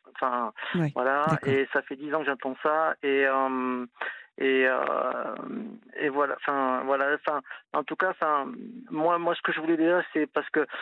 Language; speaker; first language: French; native; French